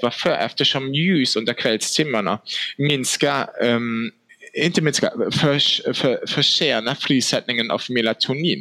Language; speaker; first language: Swedish; non-native, fluent; German